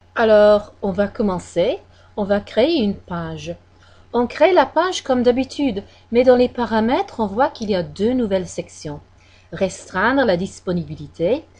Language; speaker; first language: French; non-native, fluent; English